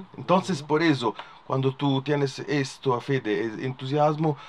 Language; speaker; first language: Spanish; non-native, learner; Italian